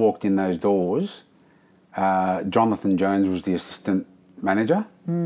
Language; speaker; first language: English; native; English